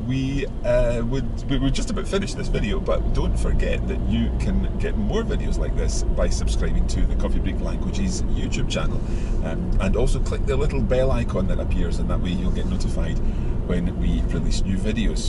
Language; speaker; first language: English; native; English